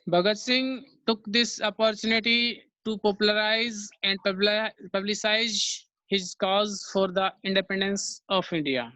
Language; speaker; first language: English; non-native, local second language; Hindi